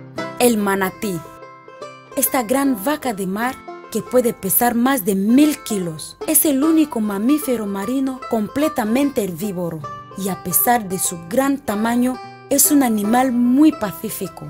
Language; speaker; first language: Spanish; native; Spanish